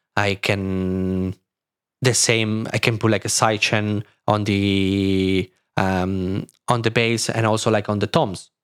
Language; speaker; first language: English; non-native, fluent; Italian